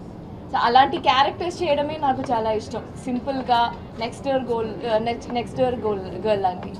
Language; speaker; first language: Telugu; non-native, fluent; Malayalam